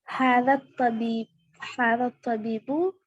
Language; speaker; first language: Arabic; non-native, learner; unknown